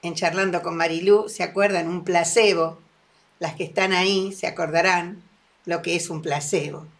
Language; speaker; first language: Spanish; native; Spanish